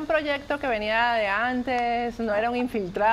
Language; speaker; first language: Spanish; native; Spanish